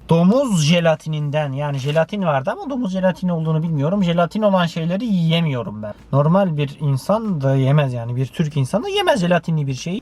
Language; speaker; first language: Turkish; early bilingual, heritage; Turkish